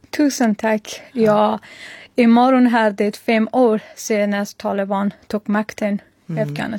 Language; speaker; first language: Swedish; non-native, learner; Persian